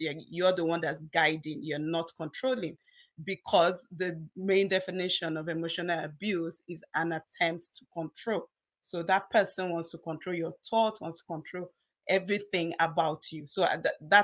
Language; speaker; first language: English; non-native, local second language; Yoruba